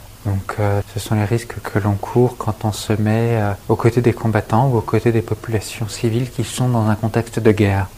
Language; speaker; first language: French; native; French